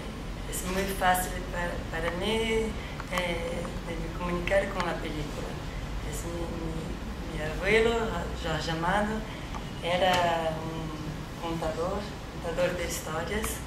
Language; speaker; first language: Spanish; non-native, learner; Portuguese